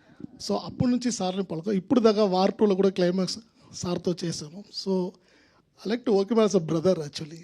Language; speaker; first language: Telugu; non-native, local second language; Tamil